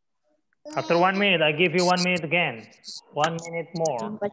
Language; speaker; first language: English; non-native, learner; Indonesian